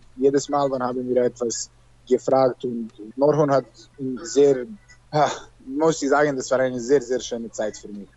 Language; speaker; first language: German; non-native, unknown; Serbian